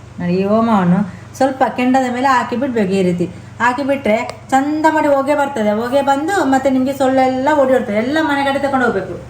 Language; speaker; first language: Kannada; native; Kannada